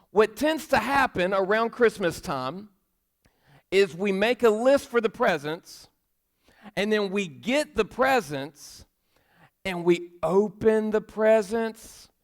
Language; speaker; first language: English; native; English